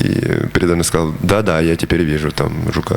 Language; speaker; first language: Russian; native; Russian